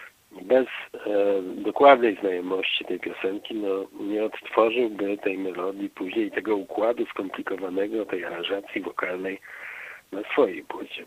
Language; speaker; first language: Polish; native; Polish